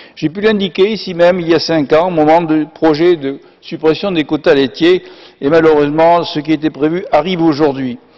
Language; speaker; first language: French; native; French